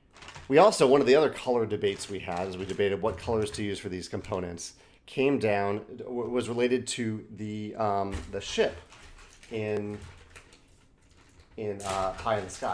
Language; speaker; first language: English; native; English